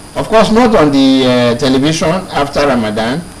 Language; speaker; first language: English; non-native, local second language; Yoruba